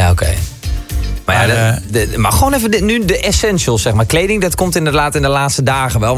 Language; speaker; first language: Dutch; native; Dutch